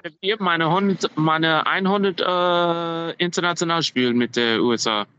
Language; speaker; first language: German; non-native, fluent; English